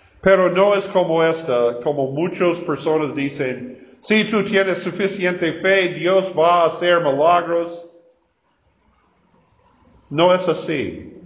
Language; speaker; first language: Spanish; non-native, learner; English